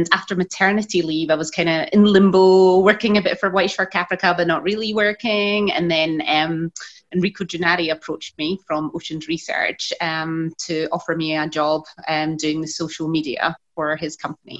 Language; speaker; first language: English; native; English